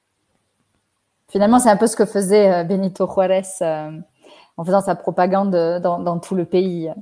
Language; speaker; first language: French; native; French